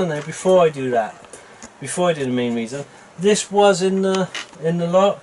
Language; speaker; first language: English; native; English